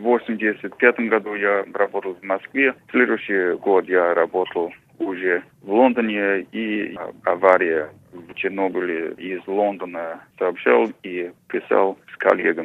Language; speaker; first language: Russian; non-native, fluent; English